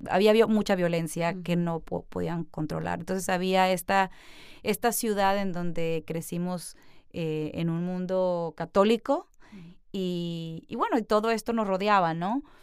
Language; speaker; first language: Spanish; native; Spanish